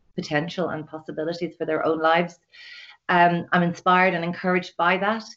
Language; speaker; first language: English; native; English